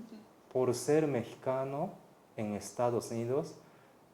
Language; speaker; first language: Spanish; non-native, fluent; Japanese